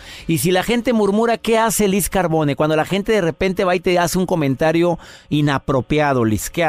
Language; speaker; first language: Spanish; native; Spanish